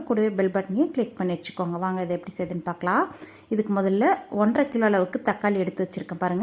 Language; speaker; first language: Tamil; native; Tamil